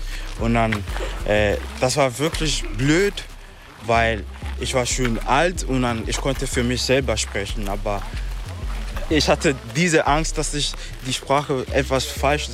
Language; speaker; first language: German; non-native, learner; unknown